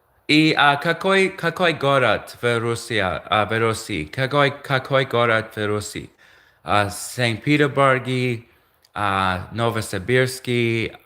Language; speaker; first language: Russian; non-native, learner; English